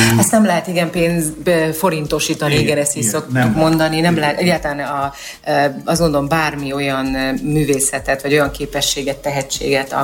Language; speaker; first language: Hungarian; native; Hungarian